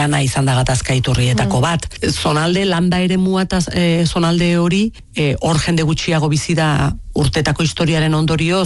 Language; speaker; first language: Basque; native; Basque